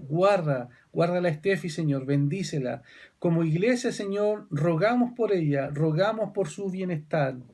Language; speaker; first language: Spanish; native; Spanish